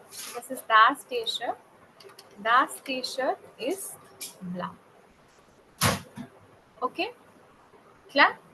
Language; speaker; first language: German; non-native, fluent; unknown